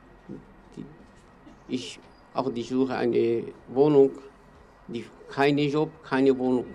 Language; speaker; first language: German; non-native, learner; Kurdish